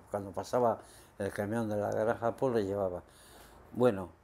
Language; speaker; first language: Spanish; native; Spanish